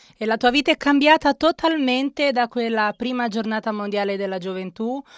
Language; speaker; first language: Italian; native; Italian